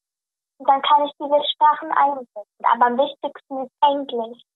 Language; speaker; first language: German; early bilingual, other home language; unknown